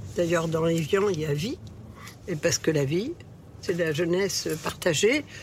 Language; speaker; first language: French; early bilingual, other home language; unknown